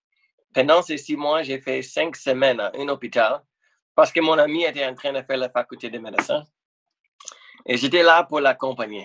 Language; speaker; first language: French; non-native, fluent; English